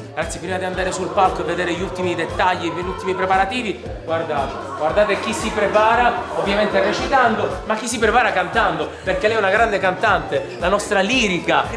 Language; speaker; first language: Italian; native; Italian